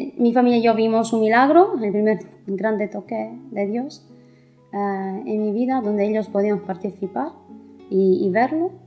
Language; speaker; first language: Spanish; non-native, fluent; Italian